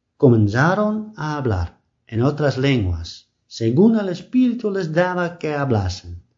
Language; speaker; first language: Spanish; non-native, learner; Dutch